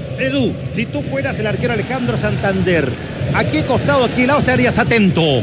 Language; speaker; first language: Spanish; native; Spanish